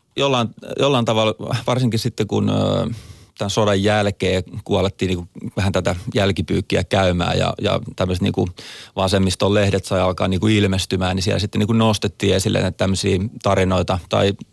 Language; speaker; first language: Finnish; native; Finnish